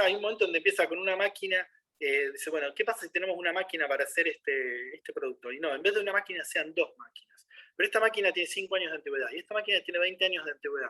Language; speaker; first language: Spanish; native; Spanish